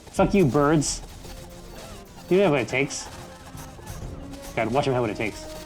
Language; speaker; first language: English; native; English